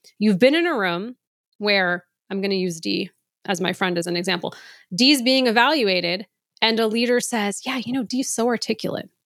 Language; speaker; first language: English; native; English